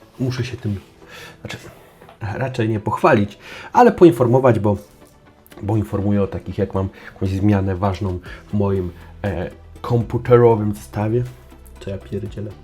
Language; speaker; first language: Polish; native; Polish